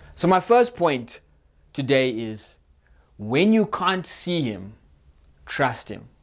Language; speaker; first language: English; native; English